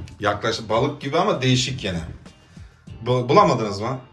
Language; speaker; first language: Turkish; early bilingual, heritage; Turkish